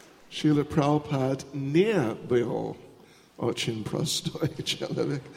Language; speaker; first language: Russian; non-native, learner; English